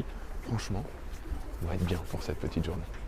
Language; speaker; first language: French; native; French